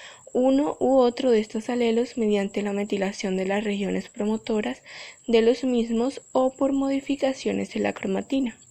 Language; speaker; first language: Spanish; native; Spanish